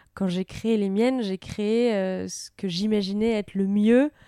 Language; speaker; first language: French; native; French